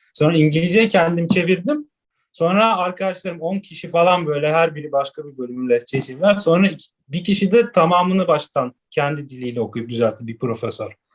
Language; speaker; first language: Turkish; native; Turkish